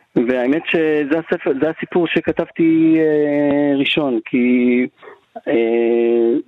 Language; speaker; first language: Hebrew; native; Hebrew